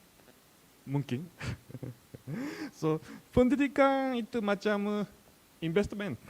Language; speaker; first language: Indonesian; non-native, learner; Japanese